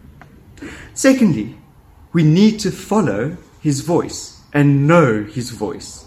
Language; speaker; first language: English; native; English